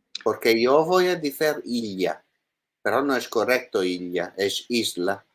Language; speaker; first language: Spanish; non-native, learner; Italian